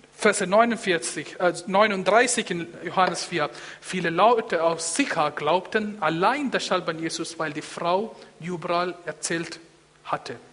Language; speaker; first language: German; non-native, fluent; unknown